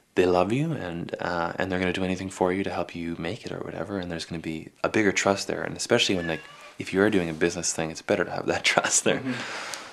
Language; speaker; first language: English; native; English